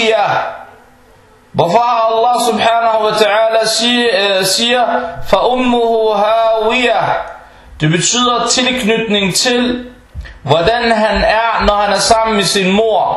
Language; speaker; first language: Danish; early bilingual, other home language; Arabic